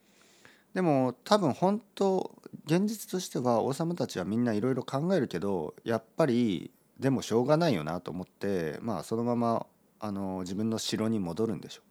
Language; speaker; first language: Japanese; native; Japanese